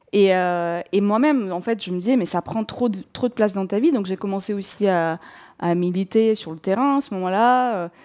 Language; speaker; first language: French; non-native, fluent; Russian